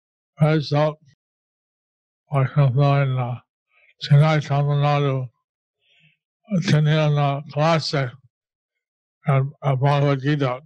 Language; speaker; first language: Spanish; non-native, learner; English